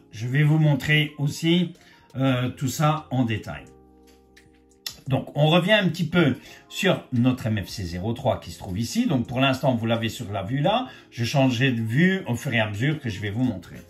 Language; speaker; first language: French; native; French